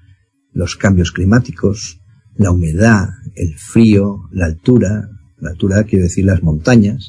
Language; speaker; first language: Spanish; native; Spanish